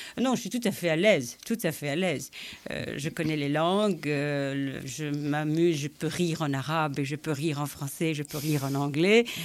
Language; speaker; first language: French; non-native, fluent; Arabic